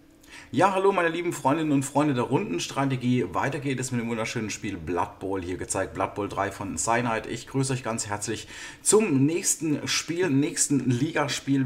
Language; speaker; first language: German; native; German